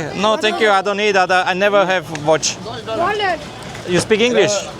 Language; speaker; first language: English; non-native, learner; Slovak